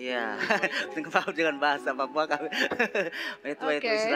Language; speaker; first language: Indonesian; native; Indonesian